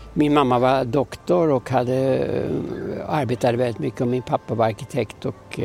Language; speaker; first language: Swedish; early bilingual, other home language; German